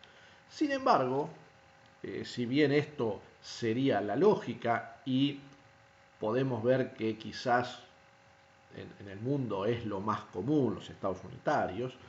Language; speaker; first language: Spanish; native; Spanish